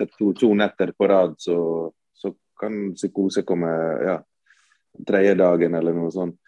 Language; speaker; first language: Norwegian; early bilingual, other home language; Bosnian